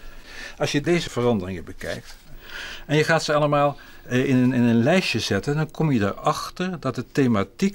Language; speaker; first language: Dutch; native; Dutch